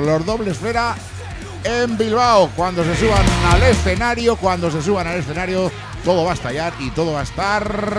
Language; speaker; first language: Spanish; native; Spanish